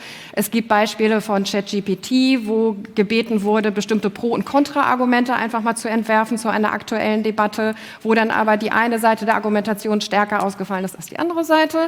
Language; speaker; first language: German; native; German